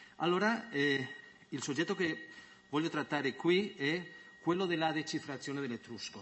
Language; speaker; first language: Italian; non-native, fluent; Spanish